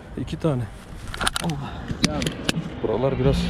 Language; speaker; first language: Turkish; native; Turkish